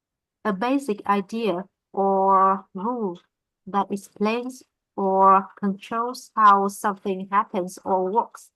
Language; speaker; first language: English; non-native, learner; Vietnamese